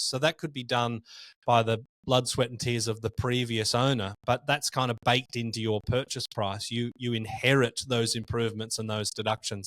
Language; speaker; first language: English; native; English